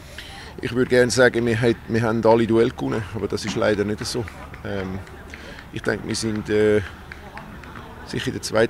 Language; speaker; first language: German; native; German